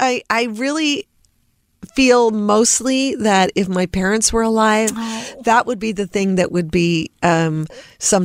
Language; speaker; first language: English; native; English